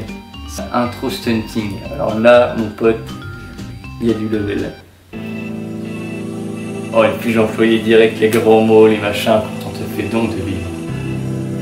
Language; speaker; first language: French; native; French